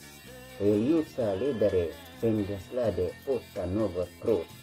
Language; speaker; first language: Swedish; non-native, learner; Tigrinya